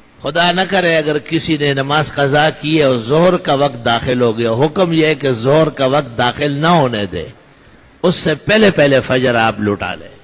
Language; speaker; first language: Urdu; non-native, local second language; Pashto